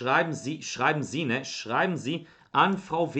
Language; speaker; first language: German; non-native, fluent; Portuguese